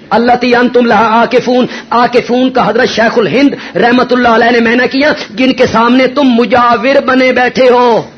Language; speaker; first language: Urdu; non-native, local second language; Punjabi